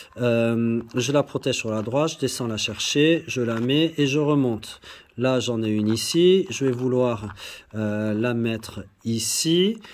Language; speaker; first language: French; native; French